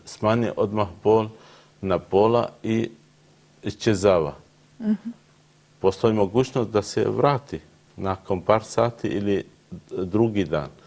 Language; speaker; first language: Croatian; non-native, learner; Arabic